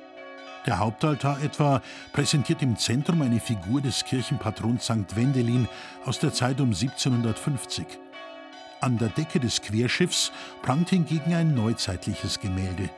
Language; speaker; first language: German; native; German